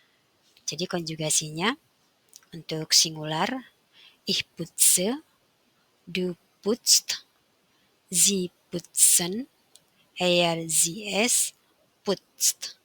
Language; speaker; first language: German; non-native, fluent; Indonesian